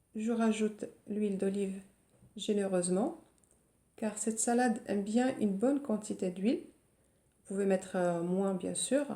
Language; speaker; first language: French; non-native, local second language; Arabic